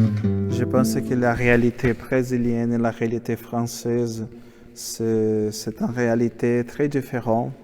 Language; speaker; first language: French; non-native, learner; Portuguese